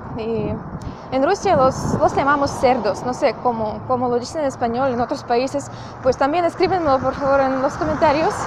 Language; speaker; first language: Spanish; non-native, fluent; Russian